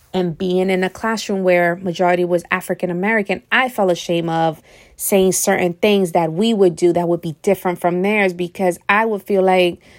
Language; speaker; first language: English; native; English